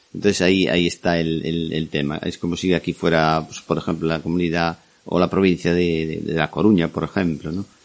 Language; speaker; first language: Spanish; native; Spanish